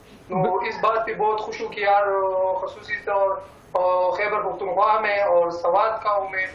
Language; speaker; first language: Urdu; non-native, local second language; Pashto